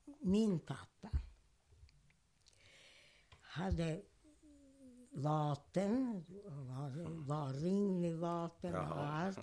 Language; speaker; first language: Swedish; non-native, fluent; Hungarian